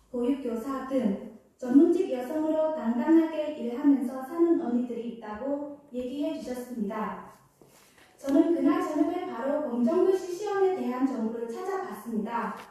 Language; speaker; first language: Korean; non-native, fluent; Khmer